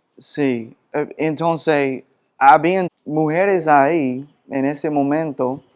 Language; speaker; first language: Spanish; non-native, fluent; English